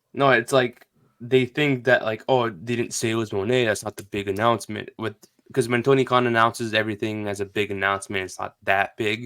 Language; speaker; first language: English; native; English